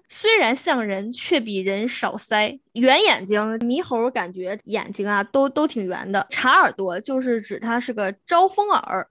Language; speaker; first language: Chinese; native; Chinese